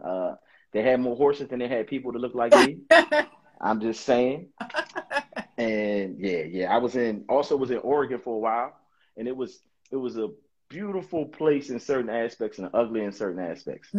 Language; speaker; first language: English; native; English